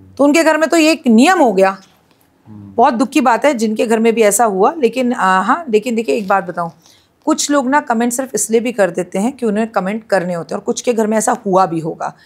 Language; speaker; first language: Hindi; native; Hindi